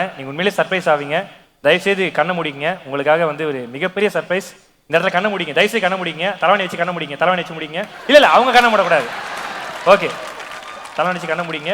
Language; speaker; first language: Tamil; native; Tamil